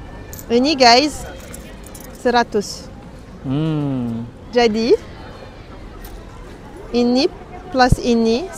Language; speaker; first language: Indonesian; non-native, learner; Arabic